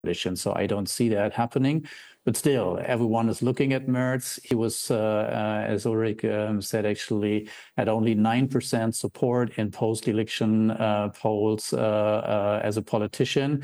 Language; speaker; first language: English; non-native, fluent; German